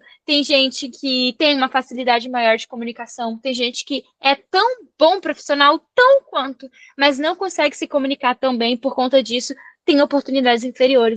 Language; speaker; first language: Portuguese; native; Portuguese